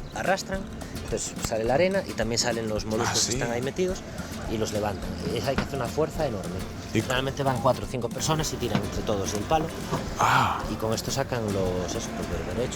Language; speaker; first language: Spanish; native; Spanish